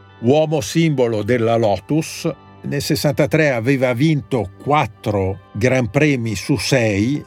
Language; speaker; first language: Italian; native; Italian